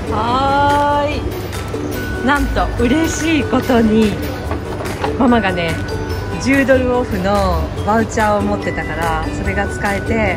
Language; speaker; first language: Japanese; native; Japanese